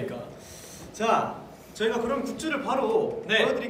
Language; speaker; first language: Korean; native; Korean